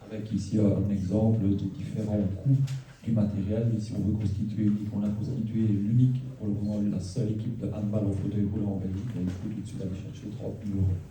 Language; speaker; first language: French; native; French